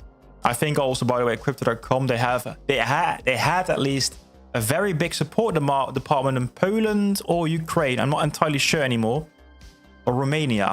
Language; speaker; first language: English; non-native, fluent; Dutch